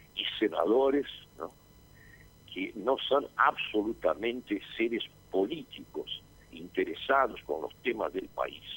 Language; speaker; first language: Spanish; non-native, fluent; Portuguese